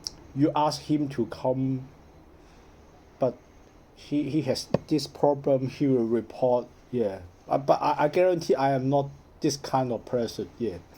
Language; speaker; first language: English; non-native, learner; Cantonese